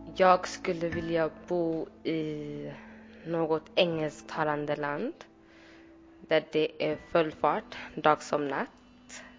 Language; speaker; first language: Swedish; early bilingual, other home language; Somali